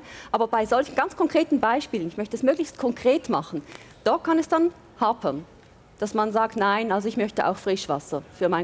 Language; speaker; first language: German; native; German